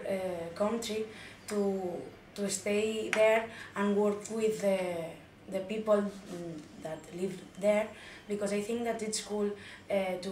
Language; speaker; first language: English; non-native, learner; Spanish